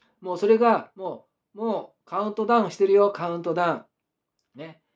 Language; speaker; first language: Japanese; native; Japanese